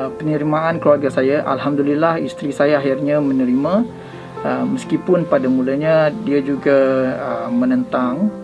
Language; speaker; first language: Malay; non-native, local second language; Iban